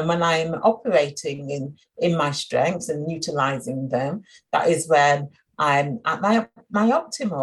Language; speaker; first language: English; native; English